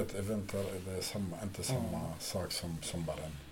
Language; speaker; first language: Swedish; non-native, fluent; Arabic